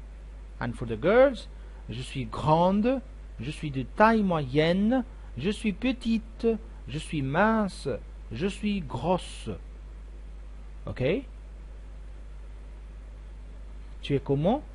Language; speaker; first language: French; non-native, fluent; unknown